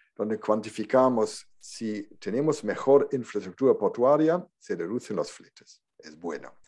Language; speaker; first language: Spanish; non-native, fluent; German